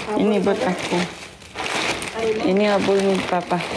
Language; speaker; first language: Indonesian; non-native, learner; Cebuano